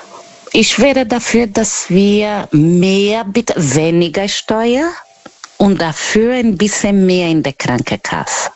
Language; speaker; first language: German; non-native, learner; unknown